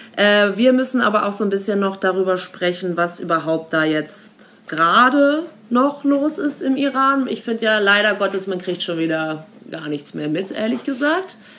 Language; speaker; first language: German; native; German